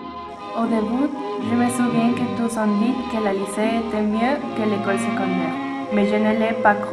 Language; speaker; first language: French; non-native, learner; Spanish